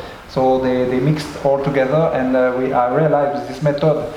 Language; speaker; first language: English; non-native, learner; French